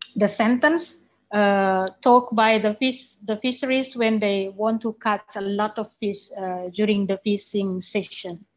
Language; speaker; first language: English; non-native, fluent; Indonesian